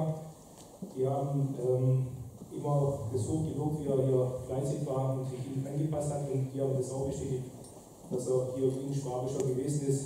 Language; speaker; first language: German; native; German